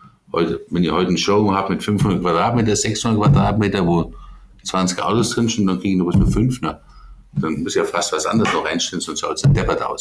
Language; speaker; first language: German; native; German